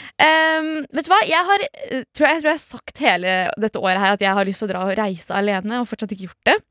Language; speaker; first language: Norwegian; early bilingual, other home language; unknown